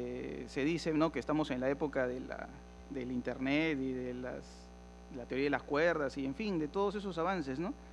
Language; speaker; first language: Spanish; native; Spanish